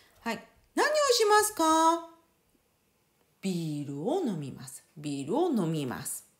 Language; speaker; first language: Japanese; non-native, fluent; French